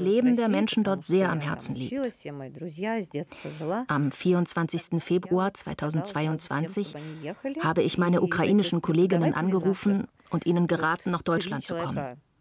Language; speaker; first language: German; non-native, fluent; Russian